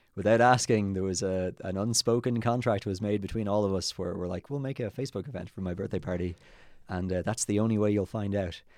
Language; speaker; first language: English; native; English